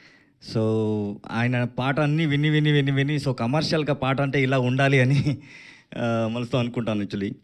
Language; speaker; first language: Telugu; non-native, learner; Kannada